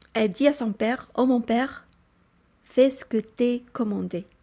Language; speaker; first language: French; non-native, local second language; Arabic